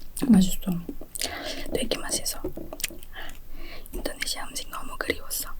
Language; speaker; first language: Korean; non-native, fluent; Indonesian